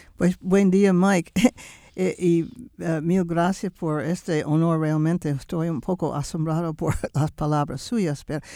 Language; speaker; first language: Spanish; non-native, fluent; English